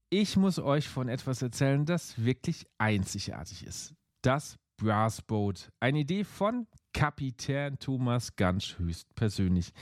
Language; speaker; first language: German; native; German